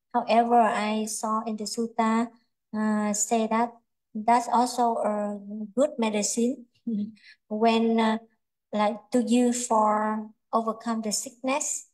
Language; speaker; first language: English; non-native, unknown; Vietnamese